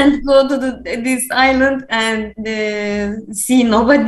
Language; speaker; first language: English; non-native, learner; Turkish